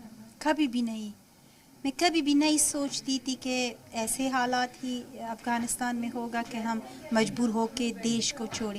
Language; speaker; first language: Hindi; non-native, fluent; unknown